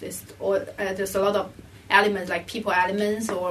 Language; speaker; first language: English; non-native, local second language; Cantonese